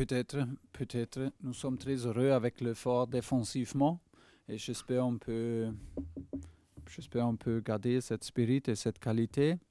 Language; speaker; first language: French; non-native, fluent; German